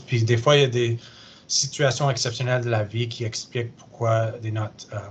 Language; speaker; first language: French; native; French